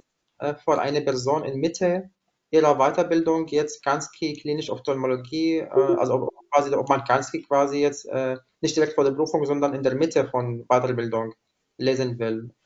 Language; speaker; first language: German; non-native, fluent; Arabic